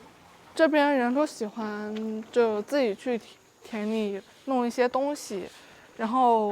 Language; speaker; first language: Chinese; native; Chinese